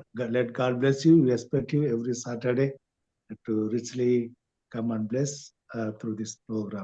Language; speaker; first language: English; non-native, local second language; Kannada